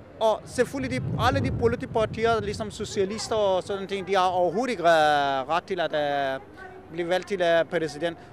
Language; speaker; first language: Danish; non-native, fluent; Persian